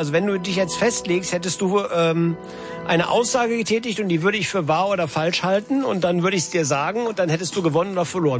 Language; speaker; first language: German; native; German